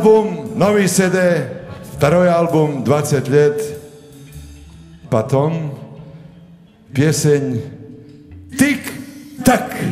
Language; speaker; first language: Russian; non-native, learner; Serbian